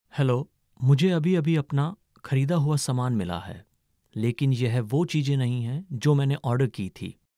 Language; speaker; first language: Hindi; native; Hindi